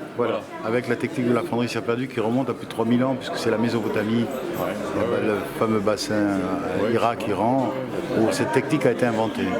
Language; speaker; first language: French; native; French